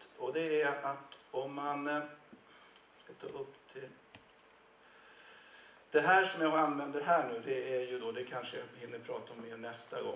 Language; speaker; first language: Swedish; native; Swedish